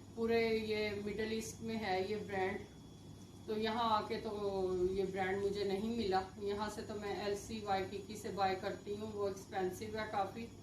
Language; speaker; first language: Urdu; native; Urdu